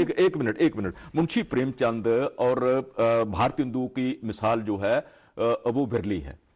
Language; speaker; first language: Hindi; non-native, local second language; Dogri